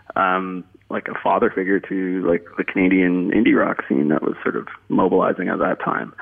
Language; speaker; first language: English; native; English